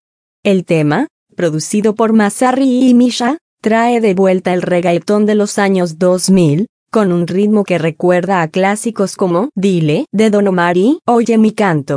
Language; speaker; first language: Spanish; native; Spanish